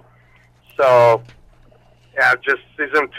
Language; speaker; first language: English; non-native, fluent; Armenian